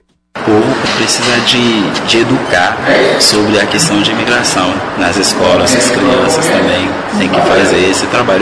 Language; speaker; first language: Portuguese; non-native, fluent; Haitian Creole